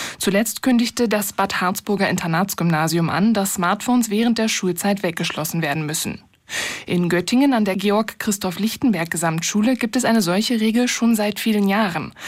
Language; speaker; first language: German; native; German